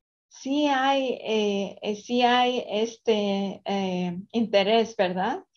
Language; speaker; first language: Spanish; early bilingual, other home language; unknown